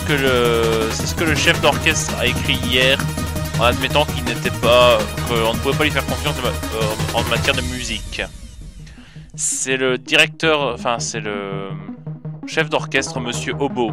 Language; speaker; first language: French; native; French